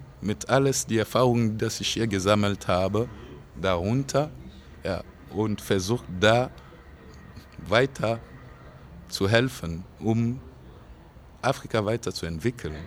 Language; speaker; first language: German; non-native, fluent; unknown